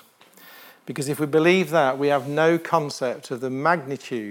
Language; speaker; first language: English; native; English